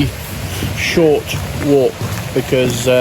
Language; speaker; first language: English; native; English